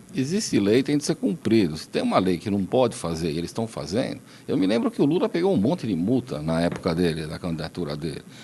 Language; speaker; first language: Portuguese; native; Portuguese